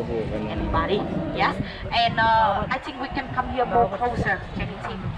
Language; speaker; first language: English; non-native, learner; Vietnamese